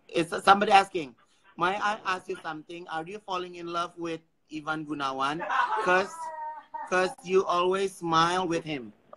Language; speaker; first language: English; non-native, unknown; Indonesian